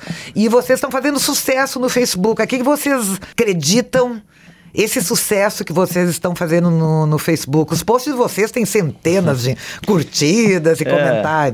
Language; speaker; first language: Portuguese; native; Portuguese